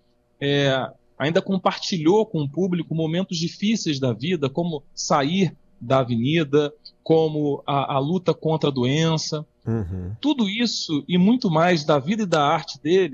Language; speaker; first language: Portuguese; native; Portuguese